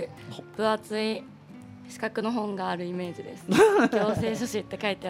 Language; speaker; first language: Japanese; native; Japanese